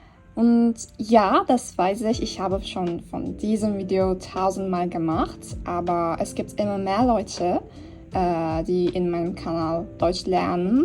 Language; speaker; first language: German; non-native, fluent; Turkish